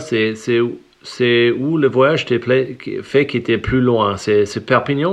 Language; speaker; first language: French; non-native, fluent; English